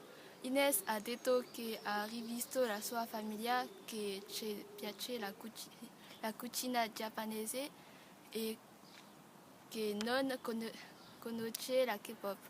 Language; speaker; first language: Italian; non-native, learner; French